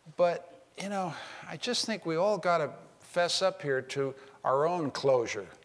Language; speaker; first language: English; native; English